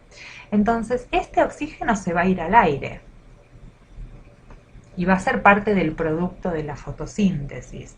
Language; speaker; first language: Spanish; native; Spanish